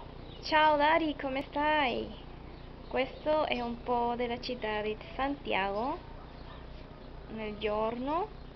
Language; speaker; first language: Italian; non-native, learner; Spanish